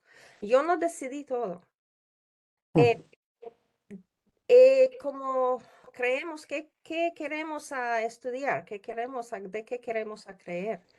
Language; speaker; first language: Spanish; non-native, learner; Czech